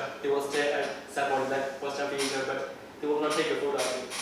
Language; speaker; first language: English; non-native, learner; Burmese